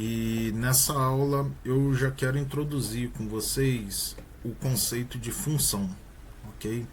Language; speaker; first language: Portuguese; native; Portuguese